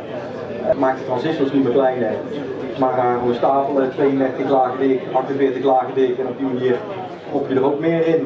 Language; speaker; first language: Dutch; native; Dutch